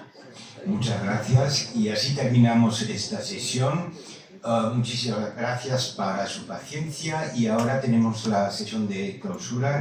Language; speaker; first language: Spanish; non-native, fluent; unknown